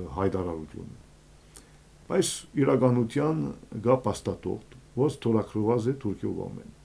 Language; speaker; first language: Armenian; early bilingual, heritage; Armenian